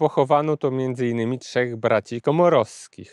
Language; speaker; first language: Polish; native; Polish